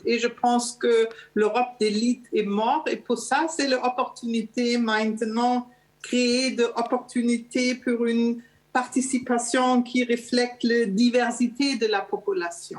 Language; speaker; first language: French; non-native, learner; German